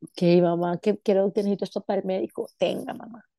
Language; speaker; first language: Spanish; native; Spanish